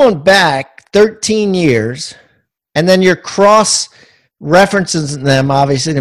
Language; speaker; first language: English; native; English